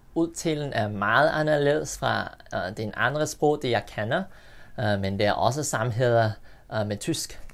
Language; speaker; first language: English; non-native, local second language; Cantonese